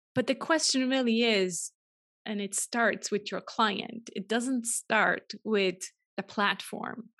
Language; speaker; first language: English; non-native, fluent; German